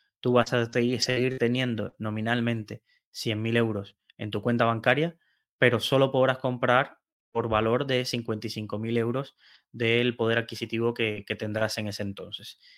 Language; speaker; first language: Spanish; native; Spanish